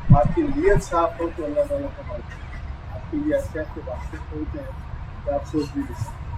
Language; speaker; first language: Urdu; native; Urdu